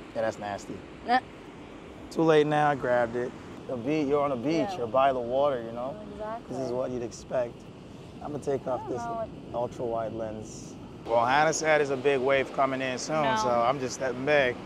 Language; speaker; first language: English; native; English